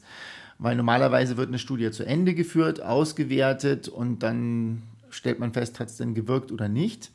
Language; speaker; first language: German; native; German